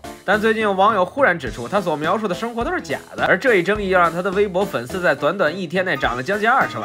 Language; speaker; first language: Chinese; native; Chinese